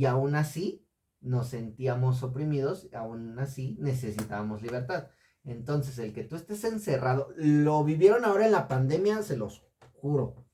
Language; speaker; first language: Spanish; native; Spanish